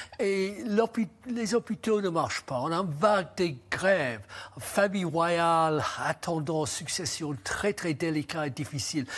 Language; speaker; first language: French; non-native, fluent; English